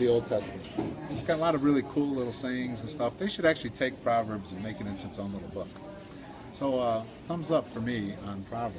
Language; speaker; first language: English; native; English